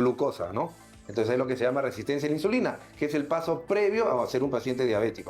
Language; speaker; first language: Spanish; native; Spanish